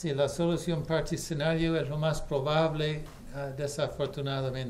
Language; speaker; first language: Spanish; non-native, fluent; English